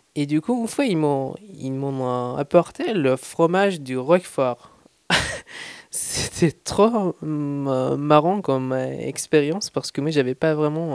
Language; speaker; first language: French; non-native, fluent; Persian